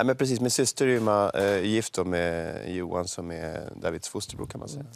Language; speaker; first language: Swedish; native; Swedish